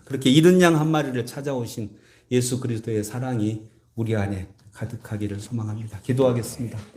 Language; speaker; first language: Korean; native; Korean